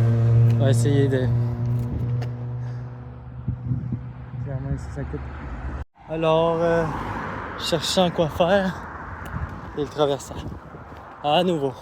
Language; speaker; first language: French; native; French